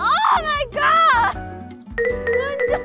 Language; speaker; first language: Korean; non-native, fluent; Japanese